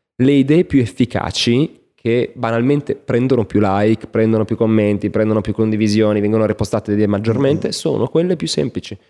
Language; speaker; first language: Italian; native; Italian